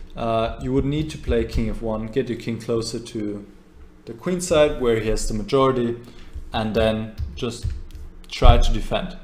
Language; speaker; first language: English; non-native, fluent; German